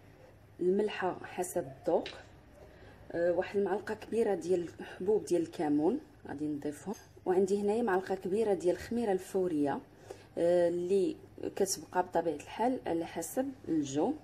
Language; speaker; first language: Arabic; native; Arabic